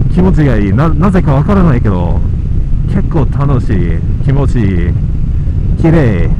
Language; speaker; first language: Japanese; non-native, fluent; English